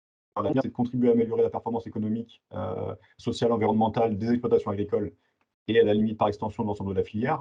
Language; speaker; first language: French; native; French